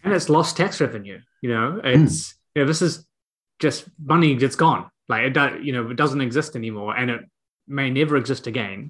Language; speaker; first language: English; native; English